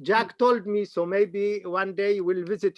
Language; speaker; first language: English; non-native, fluent; Arabic